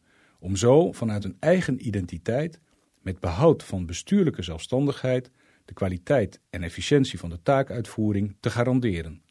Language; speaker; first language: Dutch; native; Dutch